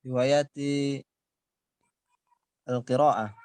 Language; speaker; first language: Arabic; non-native, learner; Indonesian